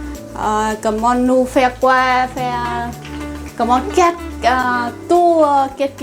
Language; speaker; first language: French; non-native, learner; Vietnamese